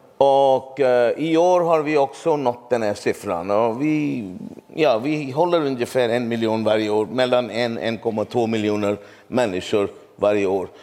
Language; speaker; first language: Swedish; non-native, fluent; Urdu